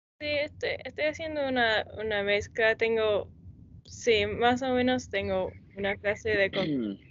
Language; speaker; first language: Spanish; non-native, learner; English